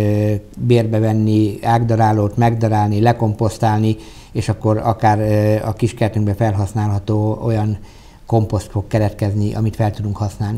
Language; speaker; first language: Hungarian; native; Hungarian